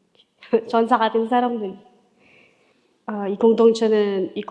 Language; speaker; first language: Korean; non-native, learner; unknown